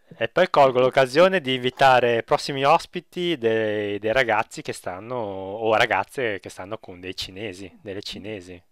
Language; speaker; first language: Italian; early bilingual, other home language; Chinese